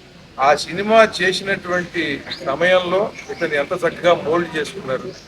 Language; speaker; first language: Telugu; native; Telugu